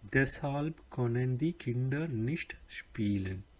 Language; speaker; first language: German; non-native, learner; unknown